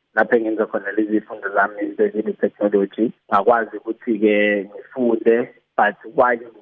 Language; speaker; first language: Zulu; native; Zulu